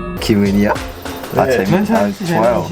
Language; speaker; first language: Korean; non-native, learner; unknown